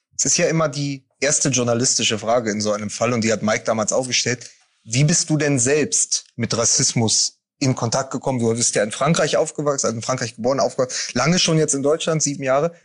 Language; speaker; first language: German; native; German